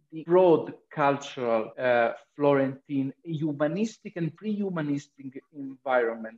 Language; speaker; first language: English; non-native, fluent; Italian